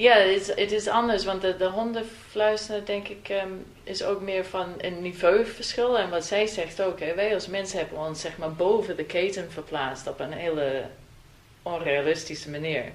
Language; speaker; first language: Dutch; non-native, fluent; English